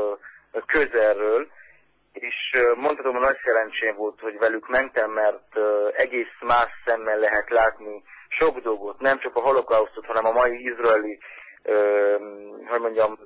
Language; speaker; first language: Hungarian; early bilingual, heritage; Hungarian